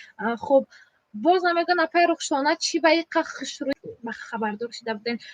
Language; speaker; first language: Tajik; native; Tajik